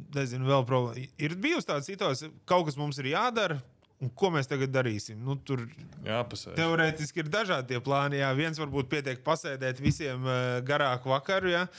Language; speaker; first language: Latvian; native; Latvian